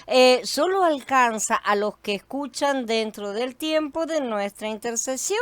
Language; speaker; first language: Spanish; native; Spanish